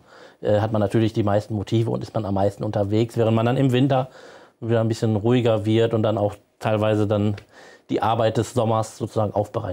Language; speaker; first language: German; native; German